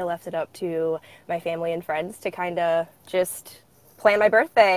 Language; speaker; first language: English; native; English